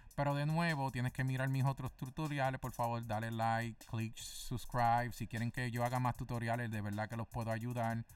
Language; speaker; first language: Spanish; native; Spanish